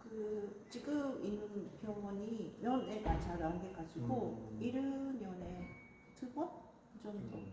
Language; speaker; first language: Korean; non-native, fluent; Japanese